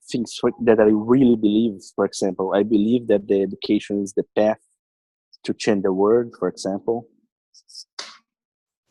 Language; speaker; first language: English; non-native, learner; Portuguese